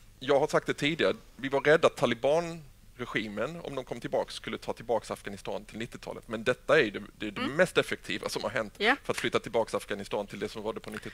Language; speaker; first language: Swedish; native; Swedish